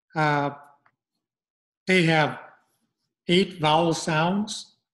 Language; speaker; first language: English; native; English